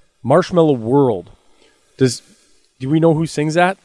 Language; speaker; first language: English; native; English